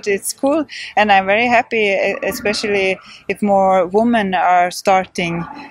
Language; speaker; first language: English; non-native, fluent; Swedish